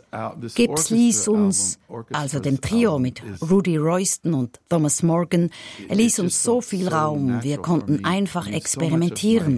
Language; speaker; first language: German; native; German